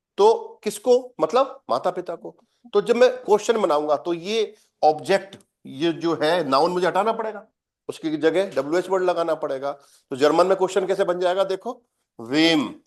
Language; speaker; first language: Hindi; native; Hindi